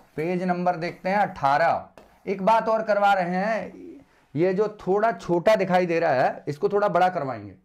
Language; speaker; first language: Hindi; native; Hindi